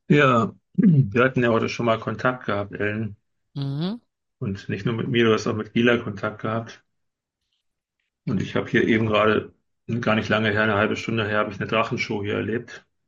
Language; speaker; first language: German; native; German